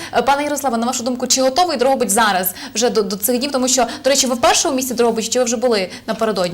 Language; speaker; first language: Ukrainian; native; Ukrainian